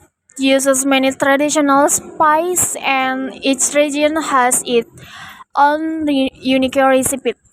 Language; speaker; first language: English; non-native, learner; Indonesian